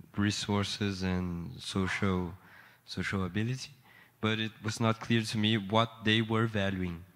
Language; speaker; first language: English; non-native, fluent; Portuguese